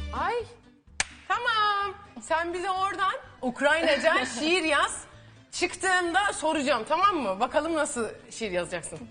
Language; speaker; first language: Turkish; native; Turkish